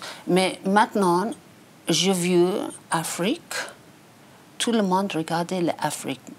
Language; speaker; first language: French; non-native, learner; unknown